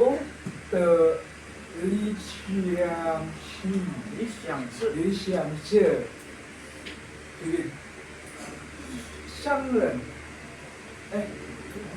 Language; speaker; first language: Chinese; non-native, learner; Indonesian